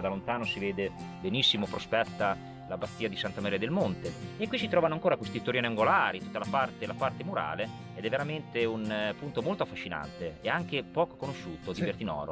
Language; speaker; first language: Italian; native; Italian